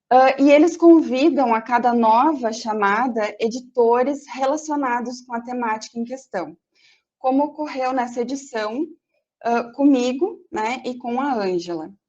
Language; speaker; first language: Portuguese; native; Portuguese